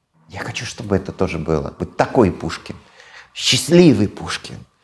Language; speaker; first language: Russian; non-native, fluent; English